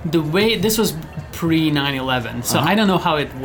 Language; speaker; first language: English; non-native, fluent; Bosnian